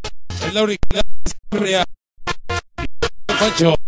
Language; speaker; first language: Spanish; native; Spanish